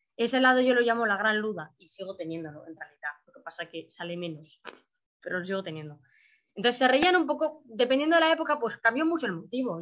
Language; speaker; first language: Spanish; native; Spanish